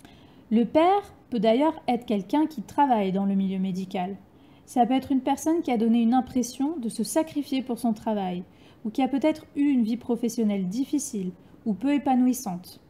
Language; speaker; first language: French; native; French